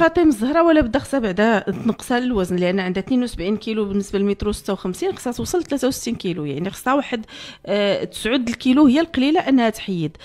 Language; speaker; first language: Arabic; native; Arabic